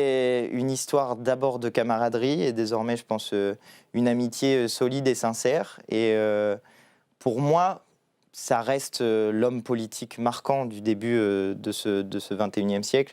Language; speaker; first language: French; native; French